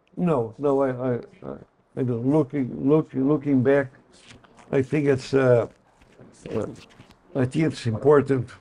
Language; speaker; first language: English; non-native, fluent; Portuguese